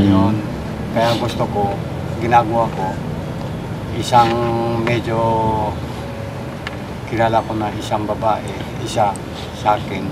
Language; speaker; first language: Filipino; non-native, learner; Japanese